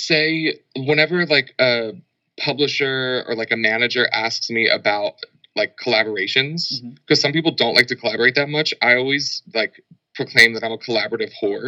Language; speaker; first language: English; native; English